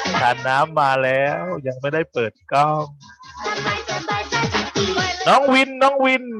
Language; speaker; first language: Thai; native; Thai